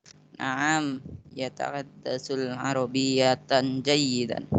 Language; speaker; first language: Arabic; non-native, learner; Indonesian